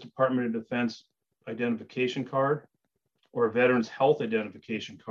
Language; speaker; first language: English; native; English